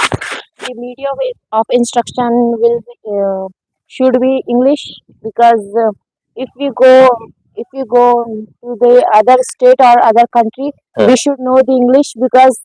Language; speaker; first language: English; non-native, learner; Hindi